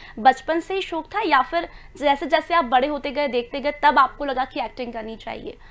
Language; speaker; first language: Hindi; native; Hindi